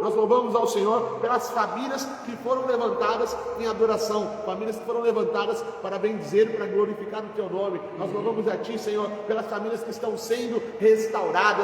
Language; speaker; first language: Portuguese; native; Portuguese